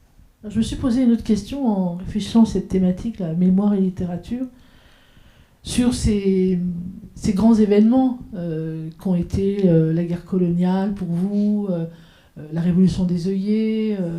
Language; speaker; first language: French; native; French